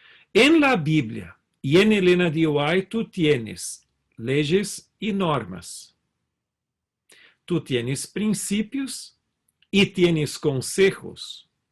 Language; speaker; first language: Spanish; non-native, fluent; Portuguese